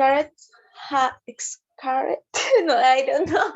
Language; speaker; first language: English; non-native, learner; Spanish